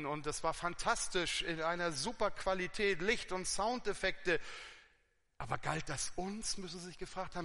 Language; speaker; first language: German; native; German